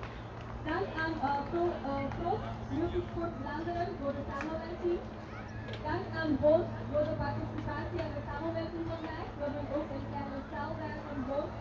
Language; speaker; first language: Dutch; non-native, learner; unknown